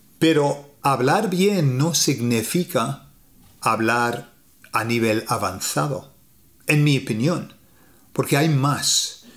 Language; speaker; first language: Spanish; native; Spanish